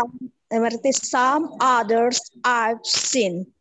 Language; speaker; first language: English; non-native, learner; Indonesian